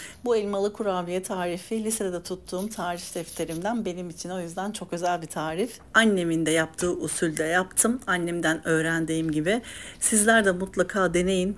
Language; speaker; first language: Turkish; native; Turkish